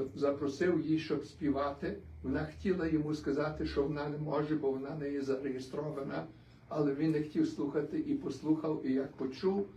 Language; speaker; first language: Ukrainian; early bilingual, other home language; English